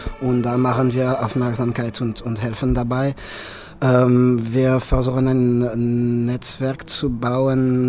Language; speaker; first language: German; non-native, fluent; French